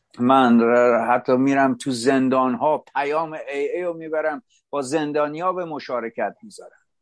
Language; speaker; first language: Persian; native; Persian